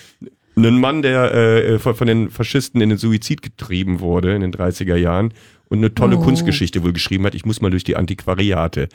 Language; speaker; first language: German; native; German